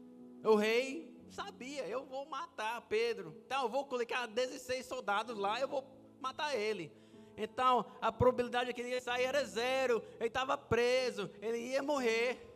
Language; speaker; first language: Portuguese; non-native, fluent; English